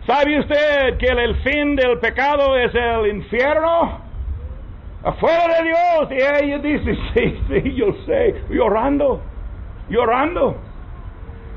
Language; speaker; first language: Spanish; non-native, fluent; English